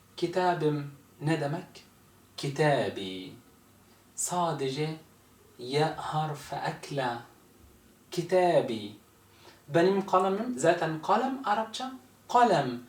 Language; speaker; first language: Turkish; non-native, fluent; Arabic